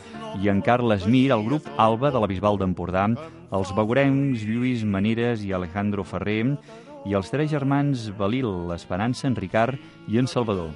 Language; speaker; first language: Catalan; native; Catalan